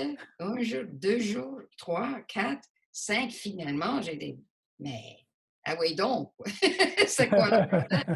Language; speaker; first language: French; non-native, local second language; English